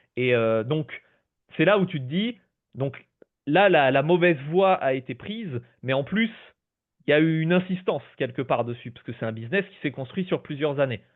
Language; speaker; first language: French; native; French